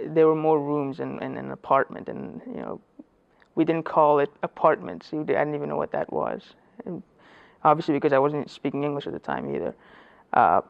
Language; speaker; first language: English; early bilingual, other home language; Persian